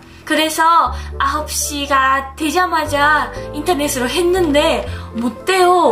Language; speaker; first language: Korean; non-native, fluent; Japanese